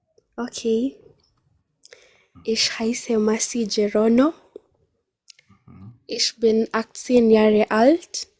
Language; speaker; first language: German; non-native, learner; Swahili